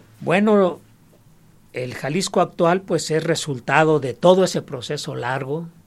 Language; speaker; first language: Spanish; native; Spanish